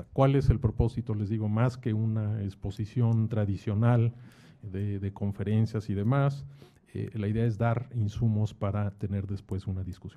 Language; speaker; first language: Spanish; native; Spanish